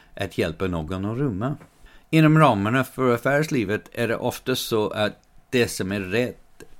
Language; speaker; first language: Swedish; non-native, fluent; English